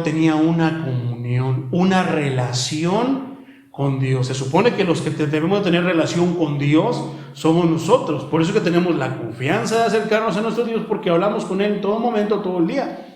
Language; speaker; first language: Spanish; native; Spanish